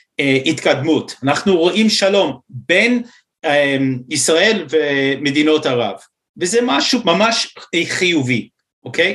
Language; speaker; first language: Hebrew; non-native, fluent; English